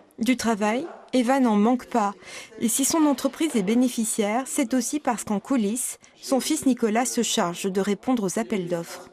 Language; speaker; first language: French; native; French